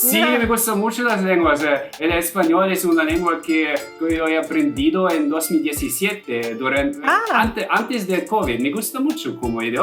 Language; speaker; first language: Spanish; non-native, fluent; German